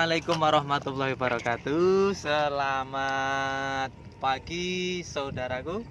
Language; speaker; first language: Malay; non-native, local second language; Javanese